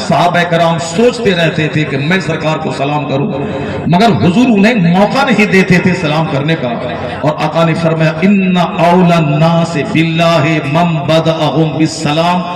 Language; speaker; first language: Urdu; native; Urdu